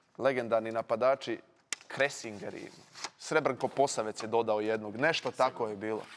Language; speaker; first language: Croatian; native; Croatian